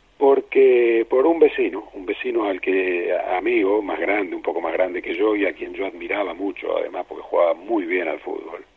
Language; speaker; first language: Spanish; native; Spanish